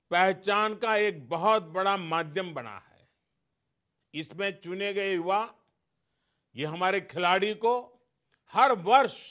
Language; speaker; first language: Hindi; non-native, local second language; Gujarati